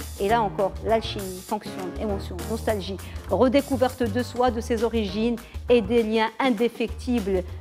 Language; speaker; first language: French; non-native, local second language; Arabic